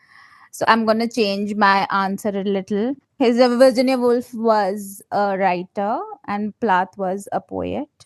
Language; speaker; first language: English; non-native, local second language; Malayalam